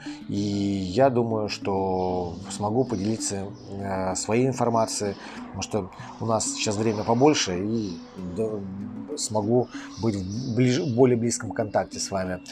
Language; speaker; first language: Russian; native; Russian